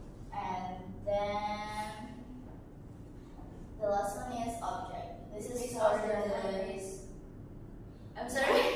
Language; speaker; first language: English; non-native, learner; Indonesian